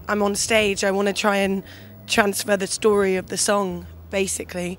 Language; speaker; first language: English; native; English